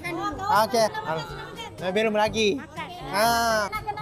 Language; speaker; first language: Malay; non-native, learner; Japanese